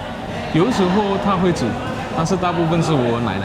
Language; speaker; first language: Chinese; non-native, fluent; Javanese